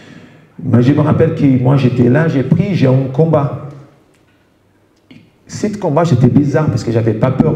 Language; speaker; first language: French; non-native, fluent; Portuguese